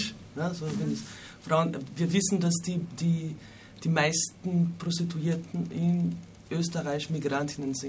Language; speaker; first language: German; non-native, fluent; Portuguese